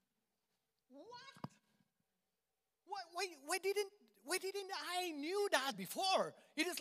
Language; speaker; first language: English; non-native, fluent; Spanish